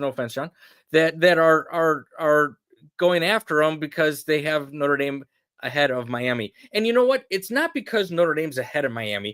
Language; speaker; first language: English; native; English